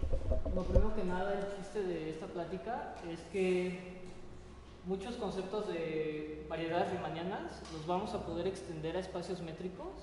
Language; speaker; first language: Spanish; native; Spanish